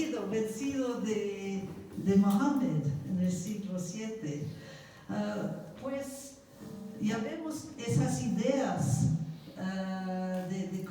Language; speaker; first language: Spanish; non-native, fluent; English